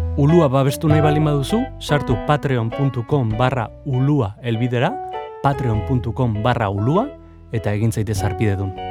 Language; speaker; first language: Basque; native; Basque